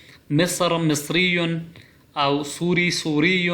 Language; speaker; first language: Arabic; non-native, fluent; Pashto